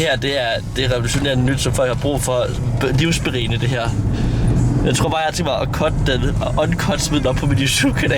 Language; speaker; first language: Danish; native; Danish